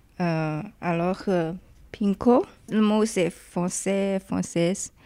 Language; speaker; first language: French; non-native, learner; Chinese